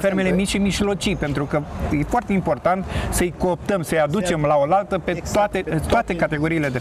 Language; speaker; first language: Romanian; native; Romanian